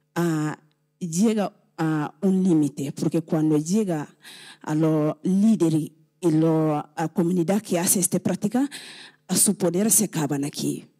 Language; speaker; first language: Spanish; non-native, learner; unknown